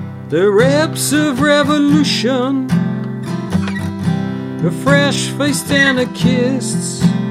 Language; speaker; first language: English; native; English